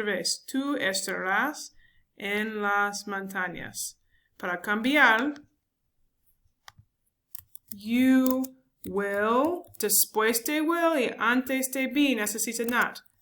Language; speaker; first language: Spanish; non-native, learner; English